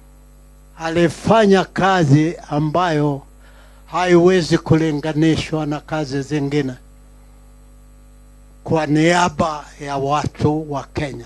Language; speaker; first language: Swahili; non-native, local second language; Kikuyu